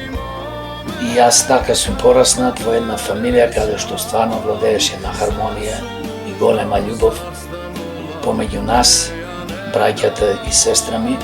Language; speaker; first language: Macedonian; native; Macedonian